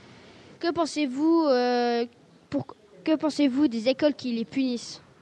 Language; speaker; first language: French; native; French